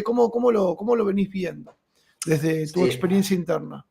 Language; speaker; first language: Spanish; native; Spanish